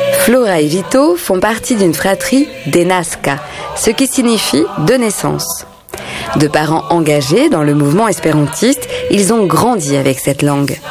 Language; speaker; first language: French; native; French